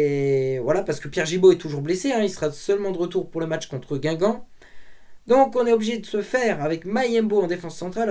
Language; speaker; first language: French; native; French